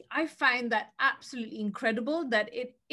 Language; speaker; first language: English; native; English